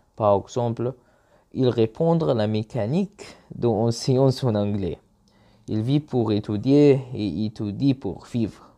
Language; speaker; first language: French; non-native, learner; Arabic